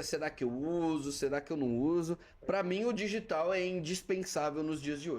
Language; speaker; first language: Portuguese; native; Portuguese